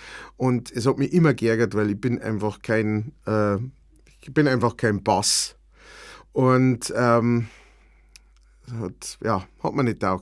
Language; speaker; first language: German; native; German